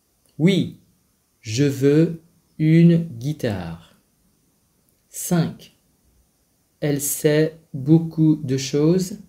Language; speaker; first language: French; non-native, fluent; Vietnamese